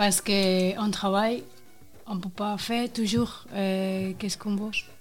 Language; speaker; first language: French; non-native, learner; Spanish